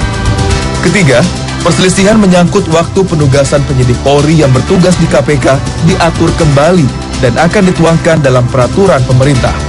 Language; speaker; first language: Indonesian; native; Indonesian